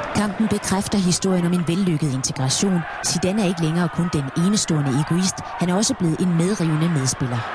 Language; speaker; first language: Danish; native; Danish